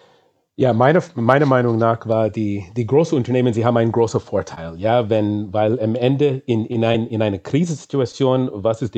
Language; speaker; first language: German; non-native, fluent; English